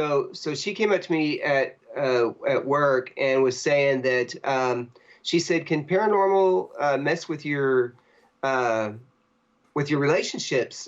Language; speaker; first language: English; native; English